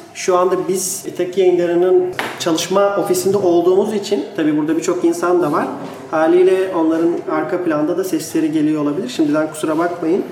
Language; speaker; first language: Turkish; native; Turkish